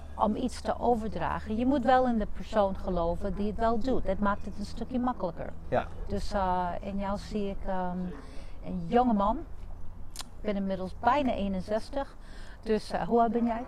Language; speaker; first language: Dutch; non-native, fluent; English